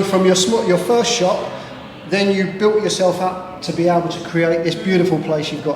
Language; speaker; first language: English; native; English